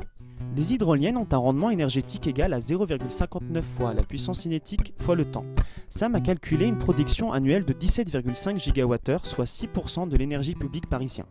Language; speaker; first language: French; native; French